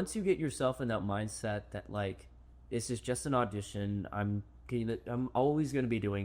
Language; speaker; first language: English; native; English